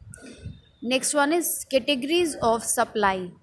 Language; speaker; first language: Hindi; native; Hindi